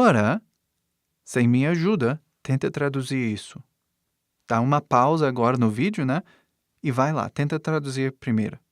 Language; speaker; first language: Portuguese; non-native, fluent; English